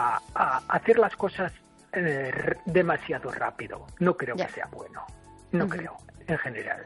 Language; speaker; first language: Spanish; non-native, fluent; English